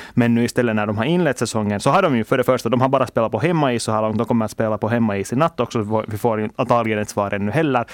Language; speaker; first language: Swedish; native; Swedish